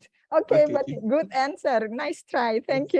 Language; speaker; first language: English; non-native, fluent; Indonesian